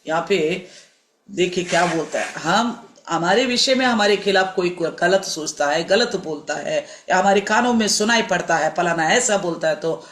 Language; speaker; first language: Hindi; non-native, local second language; Telugu